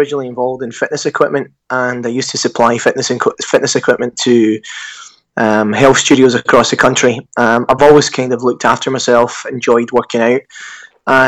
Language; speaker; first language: English; native; English